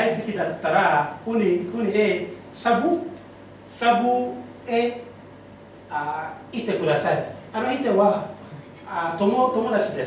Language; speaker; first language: Japanese; non-native, learner; Mossi